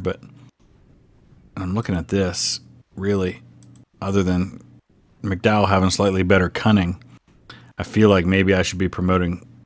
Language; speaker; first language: English; native; English